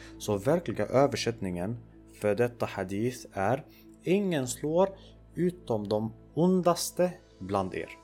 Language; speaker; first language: Swedish; early bilingual, other home language; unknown